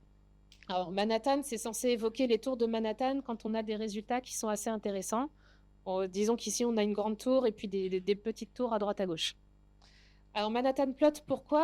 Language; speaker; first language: French; native; French